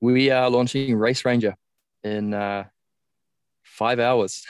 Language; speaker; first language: English; native; English